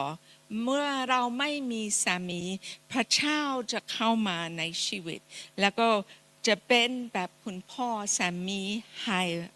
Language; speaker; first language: Thai; non-native, fluent; English